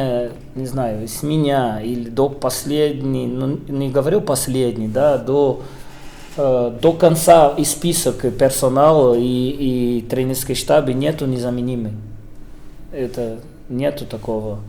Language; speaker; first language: Russian; non-native, fluent; Portuguese